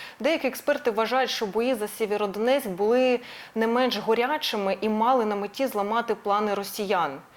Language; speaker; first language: Ukrainian; non-native, local second language; Russian